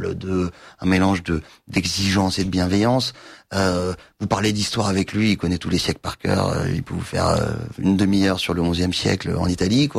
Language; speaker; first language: French; native; French